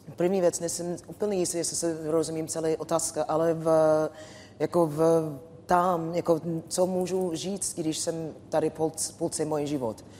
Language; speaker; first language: Czech; non-native, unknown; English